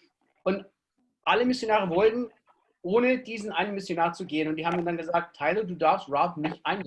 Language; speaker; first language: German; non-native, fluent; English